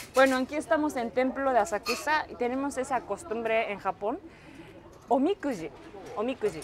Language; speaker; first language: Spanish; non-native, fluent; Japanese